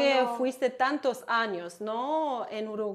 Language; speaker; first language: Spanish; non-native, learner; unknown